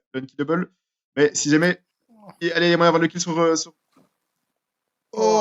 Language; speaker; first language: French; native; French